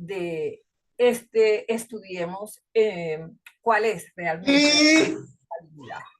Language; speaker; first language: Spanish; native; Spanish